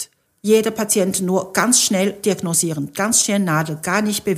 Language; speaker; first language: German; non-native, fluent; Chinese